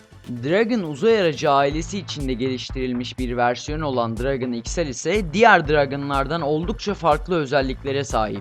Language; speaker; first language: Turkish; native; Turkish